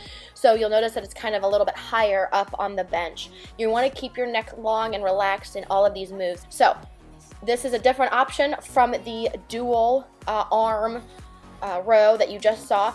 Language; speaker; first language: English; native; English